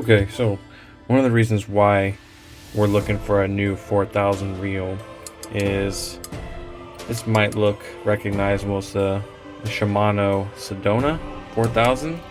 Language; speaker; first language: English; native; English